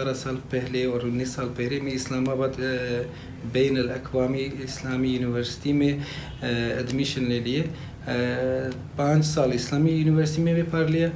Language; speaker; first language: Hindi; non-native, learner; Turkish